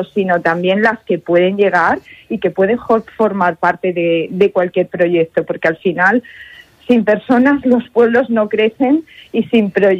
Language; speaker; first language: Spanish; native; Spanish